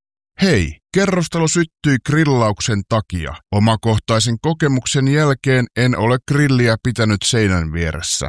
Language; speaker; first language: Finnish; native; Finnish